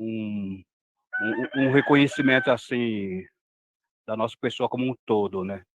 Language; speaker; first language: Portuguese; non-native, local second language; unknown